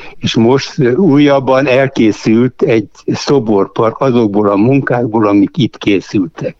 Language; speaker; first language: Hungarian; native; Hungarian